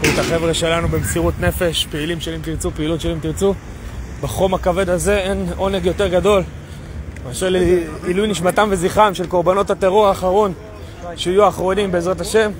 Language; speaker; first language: Hebrew; native; Hebrew